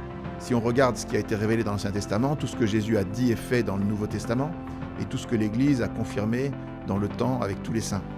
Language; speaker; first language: French; native; French